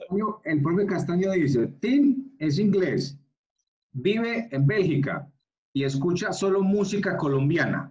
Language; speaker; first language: Spanish; native; Spanish